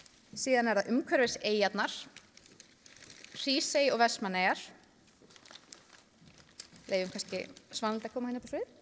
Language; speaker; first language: Icelandic; native; Icelandic